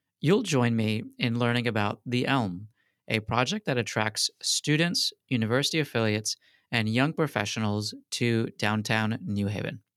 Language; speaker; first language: English; native; English